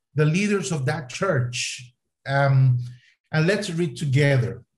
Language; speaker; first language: English; non-native, fluent; Spanish